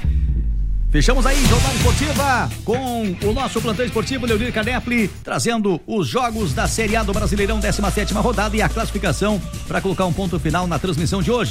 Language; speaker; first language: Portuguese; native; Portuguese